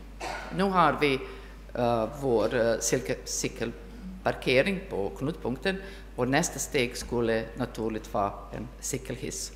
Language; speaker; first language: Swedish; non-native, fluent; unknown